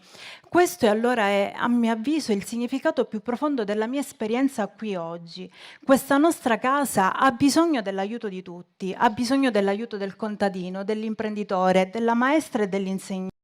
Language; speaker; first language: Italian; native; Italian